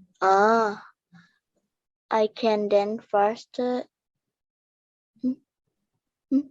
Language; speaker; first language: English; non-native, learner; Thai